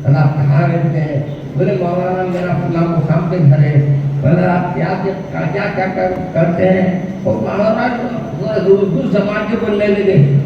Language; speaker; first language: Urdu; native; Urdu